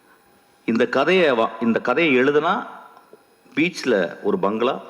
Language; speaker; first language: Tamil; native; Tamil